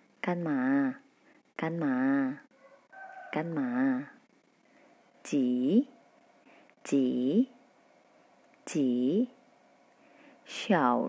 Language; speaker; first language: Chinese; non-native, fluent; Indonesian